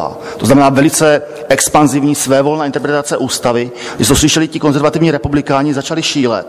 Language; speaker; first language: Czech; native; Czech